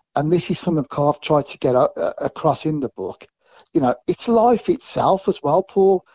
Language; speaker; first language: English; native; English